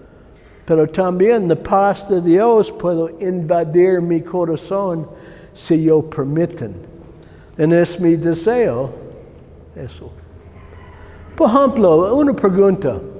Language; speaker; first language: Spanish; non-native, learner; English